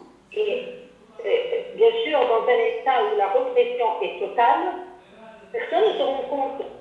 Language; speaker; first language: French; non-native, fluent; Arabic